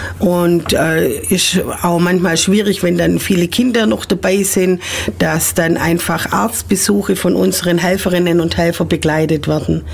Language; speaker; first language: German; native; German